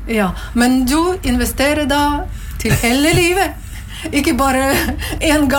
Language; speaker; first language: Norwegian; non-native, learner; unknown